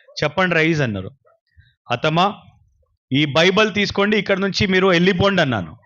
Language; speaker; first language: Telugu; non-native, local second language; Urdu